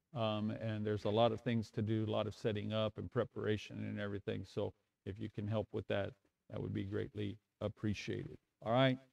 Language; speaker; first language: English; native; English